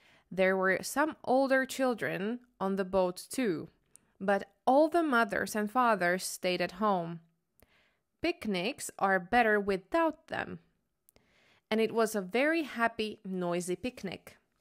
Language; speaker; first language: English; non-native, fluent; Slovak